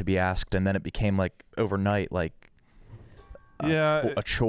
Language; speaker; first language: English; native; English